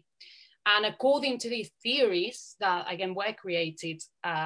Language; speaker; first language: English; non-native, fluent; Catalan